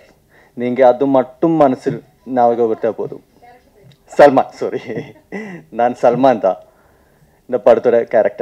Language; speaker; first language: Tamil; non-native, learner; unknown